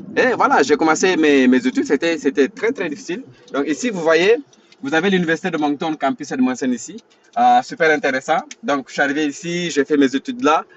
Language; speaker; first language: French; non-native, local second language; Wolof